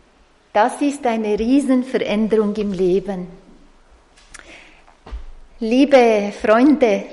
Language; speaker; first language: German; non-native, fluent; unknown